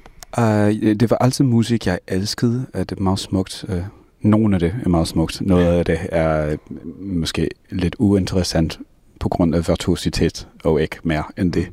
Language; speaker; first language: Danish; non-native, fluent; English